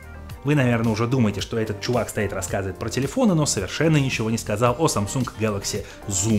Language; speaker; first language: Russian; native; Russian